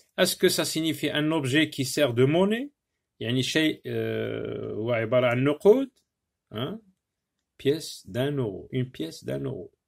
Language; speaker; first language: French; non-native, local second language; Arabic